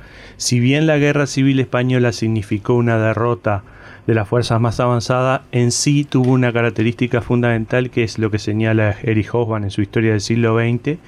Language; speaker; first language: Spanish; native; Spanish